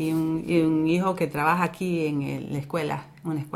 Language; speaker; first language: Spanish; early bilingual, other home language; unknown